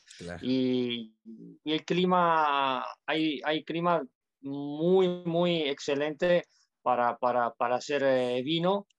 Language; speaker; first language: Spanish; non-native, fluent; Italian